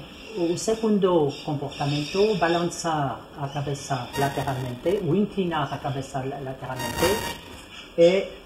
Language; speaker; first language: Portuguese; non-native, fluent; French